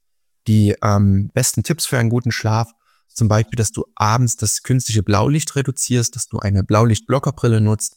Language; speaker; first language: German; native; German